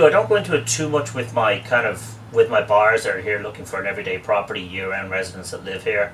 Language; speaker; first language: English; native; English